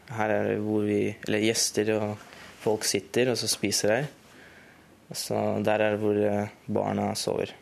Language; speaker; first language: Norwegian; early bilingual, other home language; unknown